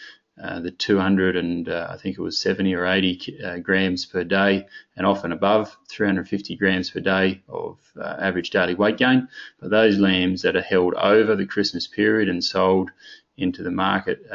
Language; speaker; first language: English; native; English